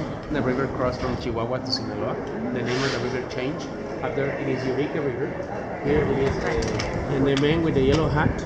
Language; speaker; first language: English; non-native, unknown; Spanish